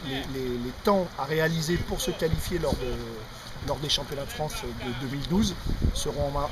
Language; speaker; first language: French; native; French